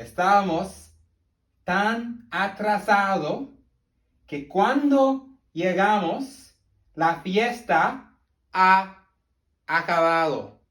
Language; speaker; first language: Spanish; non-native, learner; English